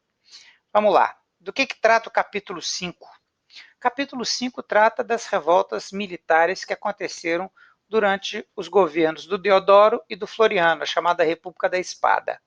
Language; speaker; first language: Portuguese; native; Portuguese